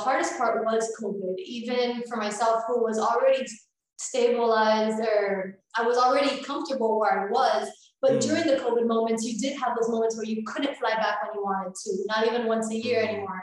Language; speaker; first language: English; early bilingual, other home language; Spanish